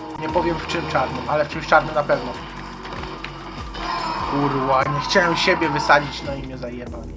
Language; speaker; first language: Polish; native; Polish